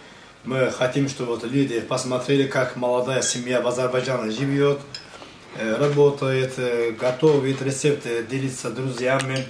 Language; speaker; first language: Russian; non-native, learner; Azerbaijani